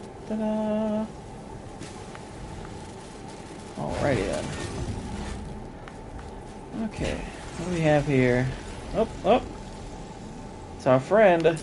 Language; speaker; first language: English; native; English